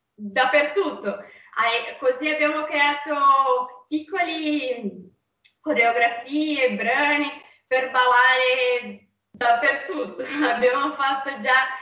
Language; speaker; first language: Italian; non-native, fluent; Portuguese